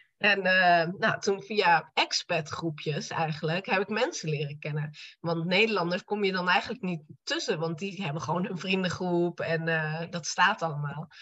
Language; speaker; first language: Dutch; native; Dutch